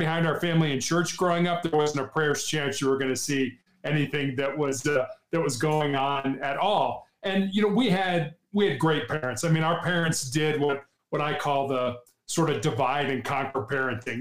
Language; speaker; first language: English; native; English